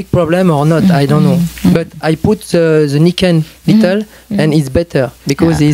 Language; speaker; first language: English; non-native, learner; French